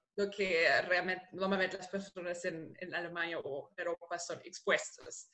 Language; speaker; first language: Spanish; non-native, fluent; German